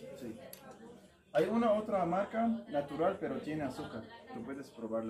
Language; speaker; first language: Spanish; non-native, learner; Arabic